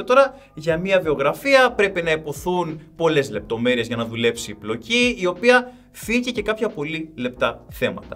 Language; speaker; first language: Greek; native; Greek